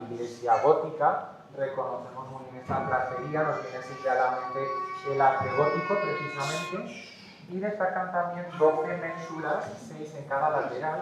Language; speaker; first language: Spanish; native; Spanish